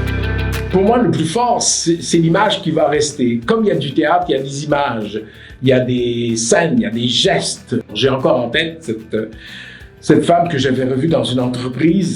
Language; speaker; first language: French; native; French